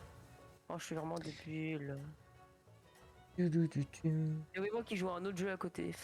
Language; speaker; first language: French; native; French